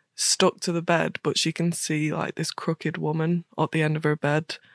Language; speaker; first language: English; native; English